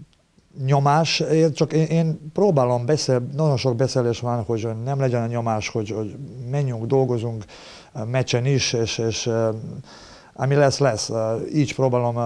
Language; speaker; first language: Hungarian; non-native, learner; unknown